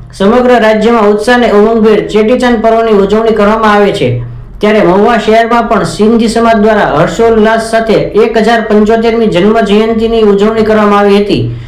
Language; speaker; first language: Gujarati; native; Gujarati